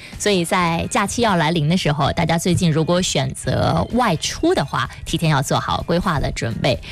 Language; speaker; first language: Chinese; native; Chinese